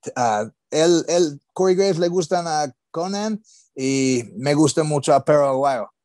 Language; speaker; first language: Spanish; non-native, learner; English